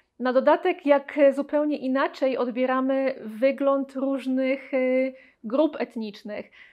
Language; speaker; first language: Polish; native; Polish